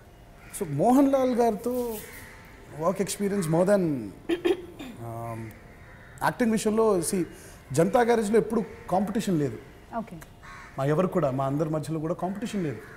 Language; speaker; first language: Telugu; native; Telugu